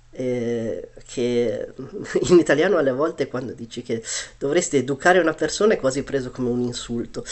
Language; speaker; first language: Italian; early bilingual, other home language; Chinese